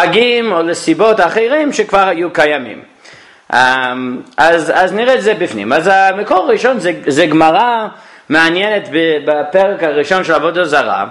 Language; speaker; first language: Hebrew; non-native, fluent; English